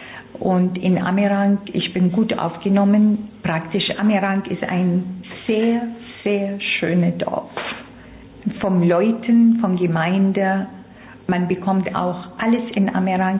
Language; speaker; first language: German; non-native, fluent; Arabic